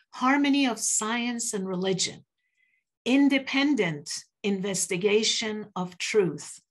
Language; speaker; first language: English; early bilingual, other home language; Persian